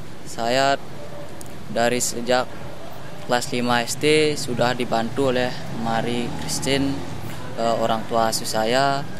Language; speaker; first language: Indonesian; non-native, local second language; Balinese